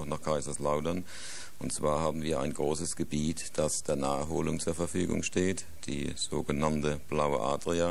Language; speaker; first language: German; native; German